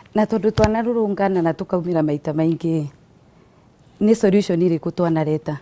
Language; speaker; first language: Kikuyu; native; Kikuyu